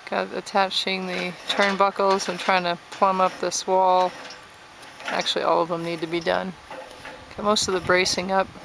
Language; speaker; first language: English; native; English